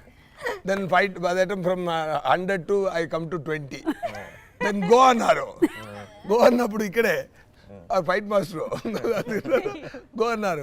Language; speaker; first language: Telugu; non-native, fluent; Tamil